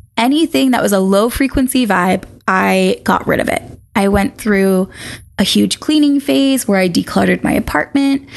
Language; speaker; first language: English; native; English